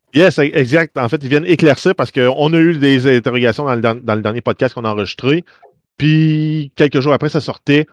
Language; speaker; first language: French; native; French